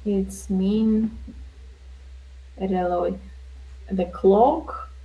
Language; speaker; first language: English; non-native, learner; Russian